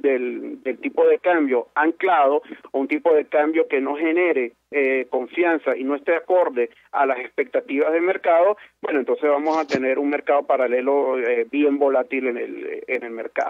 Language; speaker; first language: Spanish; native; Spanish